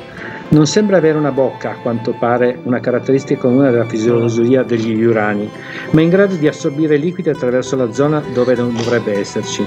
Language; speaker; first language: Italian; native; Italian